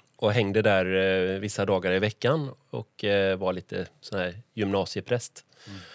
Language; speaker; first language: Swedish; native; Swedish